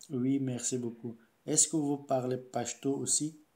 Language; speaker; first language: French; non-native, learner; Pashto